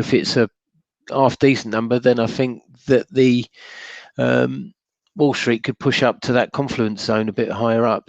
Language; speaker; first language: English; native; English